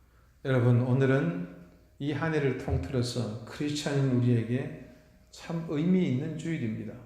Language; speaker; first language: Korean; native; Korean